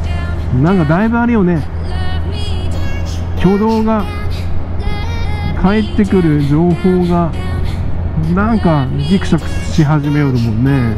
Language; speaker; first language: Japanese; native; Japanese